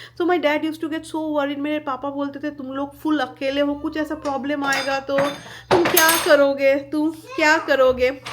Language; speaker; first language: Hindi; non-native, local second language; Bangla